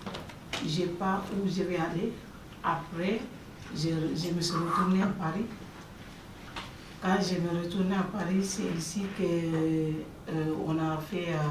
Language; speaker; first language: French; non-native, learner; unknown